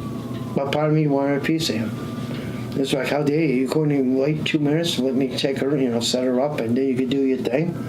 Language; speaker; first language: English; native; English